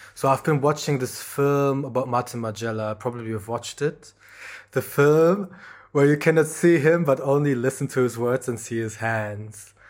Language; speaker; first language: English; non-native, fluent; German